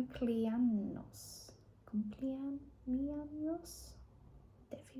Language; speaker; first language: Spanish; non-native, learner; English